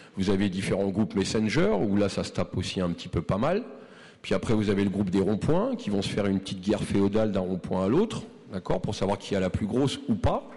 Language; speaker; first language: French; native; French